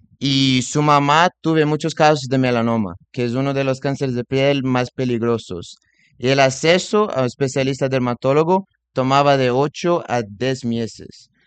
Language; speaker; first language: Spanish; non-native, fluent; Portuguese